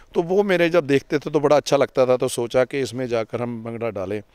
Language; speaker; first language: Hindi; non-native, local second language; Punjabi